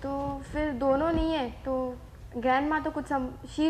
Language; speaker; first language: Hindi; native; Hindi